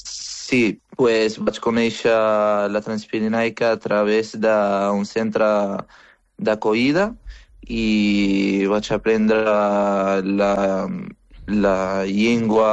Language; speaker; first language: Catalan; non-native, fluent; Arabic